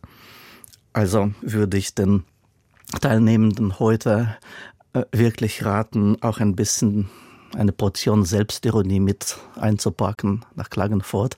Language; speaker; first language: German; non-native, fluent; Russian